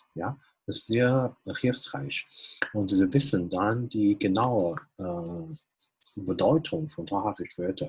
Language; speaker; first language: German; non-native, fluent; Chinese